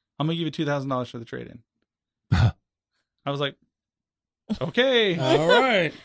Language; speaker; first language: English; native; English